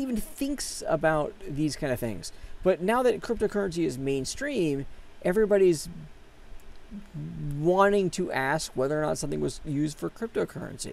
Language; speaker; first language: English; native; English